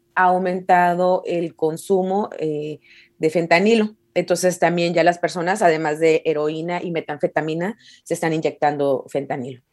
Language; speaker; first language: Spanish; native; Spanish